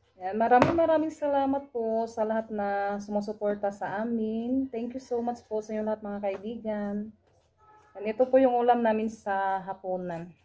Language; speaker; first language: Filipino; non-native, local second language; Cebuano